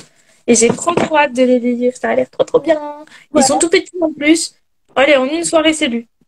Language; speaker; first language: French; native; French